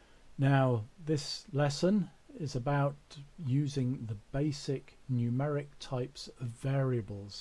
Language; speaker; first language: English; native; English